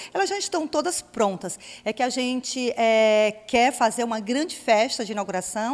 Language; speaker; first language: Portuguese; native; Portuguese